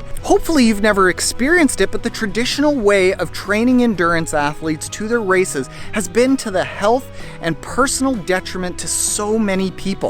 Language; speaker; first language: English; native; English